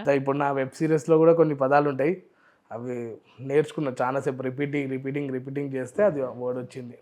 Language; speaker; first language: Telugu; non-native, local second language; Urdu